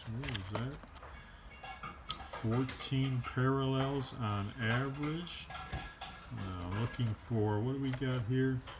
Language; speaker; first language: English; native; English